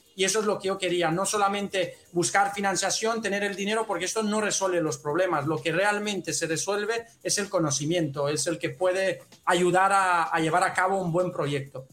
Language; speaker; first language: Spanish; non-native, fluent; Romanian